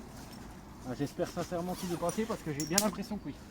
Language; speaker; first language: French; native; French